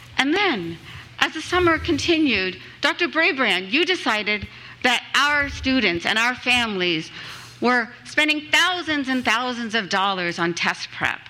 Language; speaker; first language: English; early bilingual, other home language; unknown